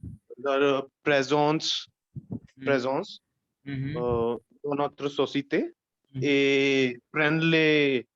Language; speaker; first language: French; non-native, learner; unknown